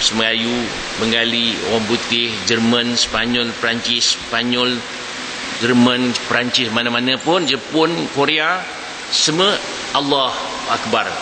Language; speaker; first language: Malay; native; Malay